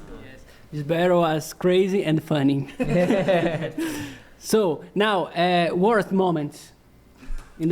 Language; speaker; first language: English; non-native, learner; Portuguese